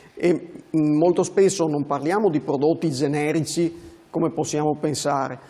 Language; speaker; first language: Italian; native; Italian